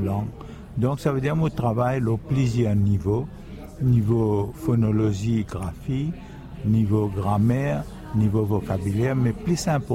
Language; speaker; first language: French; non-native, local second language; Morisyen